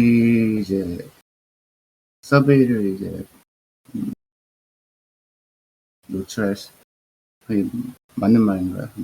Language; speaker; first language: Korean; early bilingual, heritage; Korean